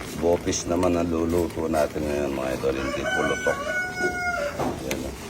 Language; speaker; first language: Filipino; native; Filipino